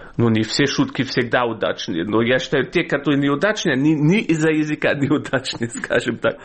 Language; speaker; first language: Russian; non-native, fluent; German